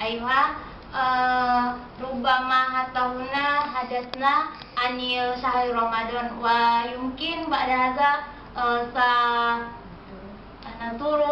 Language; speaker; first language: Arabic; non-native, learner; Indonesian